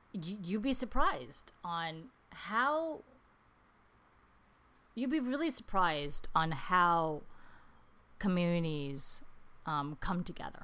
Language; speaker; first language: English; native; English